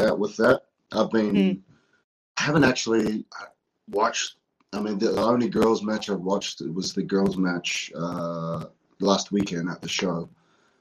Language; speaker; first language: English; native; English